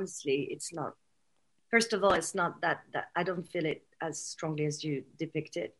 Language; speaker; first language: English; non-native, fluent; French